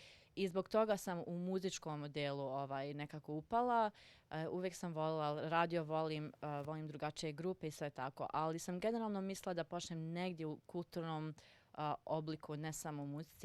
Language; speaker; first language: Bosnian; early bilingual, heritage; Serbian